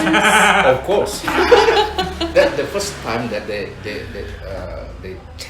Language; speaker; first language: English; non-native, local second language; Indonesian